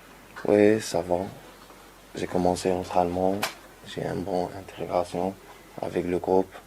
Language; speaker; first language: French; non-native, learner; Arabic